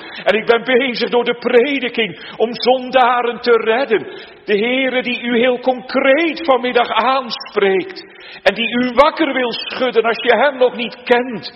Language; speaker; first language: Dutch; native; Dutch